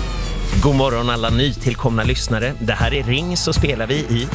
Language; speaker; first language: Swedish; native; Swedish